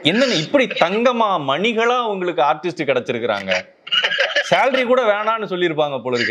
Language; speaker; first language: Tamil; native; Tamil